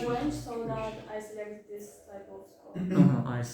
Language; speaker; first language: English; non-native, learner; Turkish